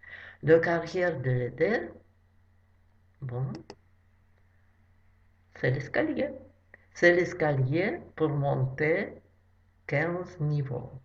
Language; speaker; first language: French; non-native, fluent; Russian